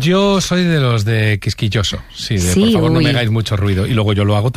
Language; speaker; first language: Spanish; native; Spanish